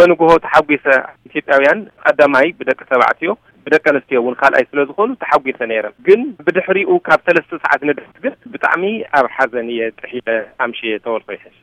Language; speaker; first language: Tigrinya; native; Tigrinya